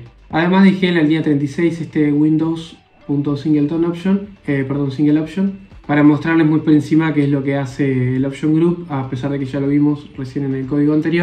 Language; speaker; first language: Spanish; native; Spanish